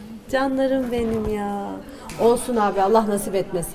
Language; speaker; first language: Turkish; native; Turkish